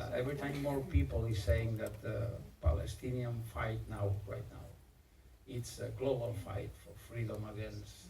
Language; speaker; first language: English; non-native, fluent; Catalan